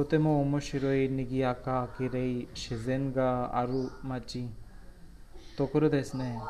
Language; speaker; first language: Japanese; non-native, learner; Hindi